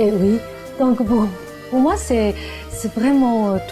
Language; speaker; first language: French; non-native, learner; Chinese